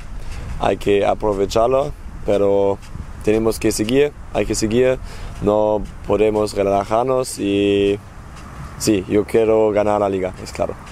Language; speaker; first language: Spanish; non-native, fluent; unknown